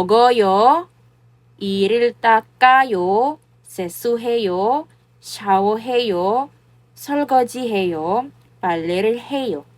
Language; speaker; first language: Korean; non-native, fluent; Filipino